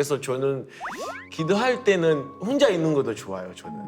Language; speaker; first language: Korean; early bilingual, heritage; English